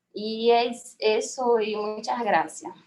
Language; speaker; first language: Spanish; non-native, learner; Portuguese